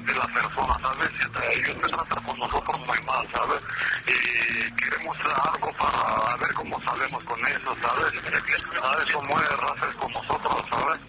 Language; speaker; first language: Spanish; non-native, learner; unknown